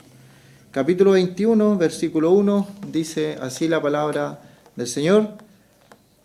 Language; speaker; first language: Spanish; native; Spanish